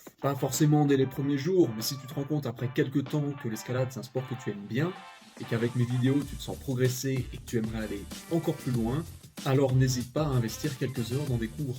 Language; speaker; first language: French; native; French